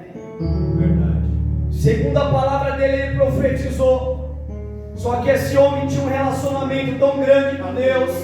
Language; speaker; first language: Portuguese; native; Portuguese